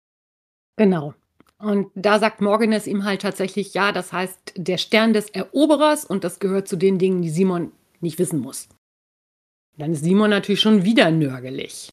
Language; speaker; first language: German; native; German